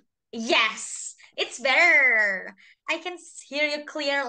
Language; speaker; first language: English; non-native, local second language; Indonesian